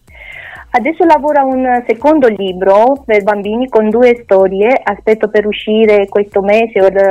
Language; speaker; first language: Italian; non-native, learner; Romanian